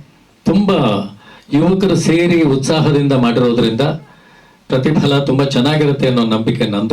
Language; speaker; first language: Kannada; native; Kannada